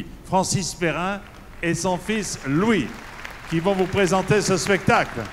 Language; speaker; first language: French; native; French